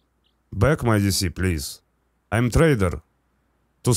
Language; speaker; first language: English; non-native, learner; Russian